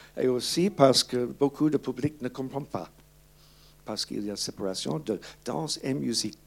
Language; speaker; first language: French; non-native, learner; English